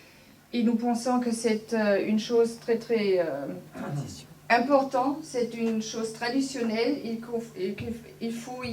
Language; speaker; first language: French; non-native, fluent; German